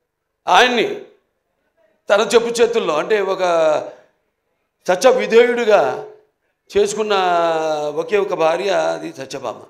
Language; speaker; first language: Telugu; native; Telugu